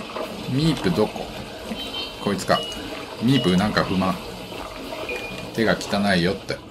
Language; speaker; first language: Japanese; native; Japanese